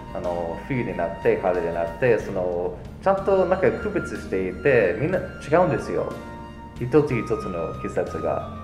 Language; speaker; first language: Japanese; non-native, fluent; English